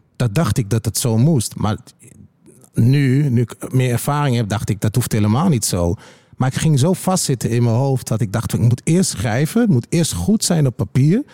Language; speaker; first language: Dutch; native; Dutch